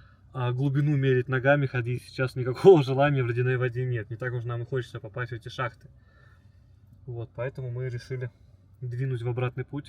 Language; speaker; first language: Russian; native; Russian